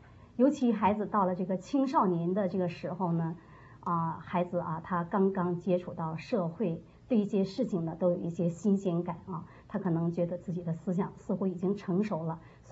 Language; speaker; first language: Chinese; native; Chinese